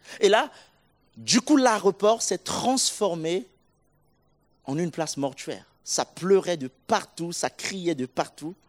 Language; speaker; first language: French; non-native, local second language; Sango